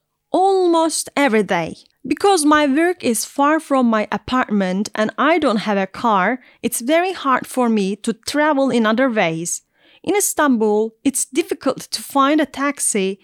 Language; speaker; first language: English; non-native, fluent; Turkish